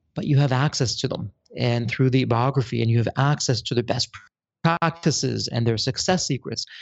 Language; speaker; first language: English; native; English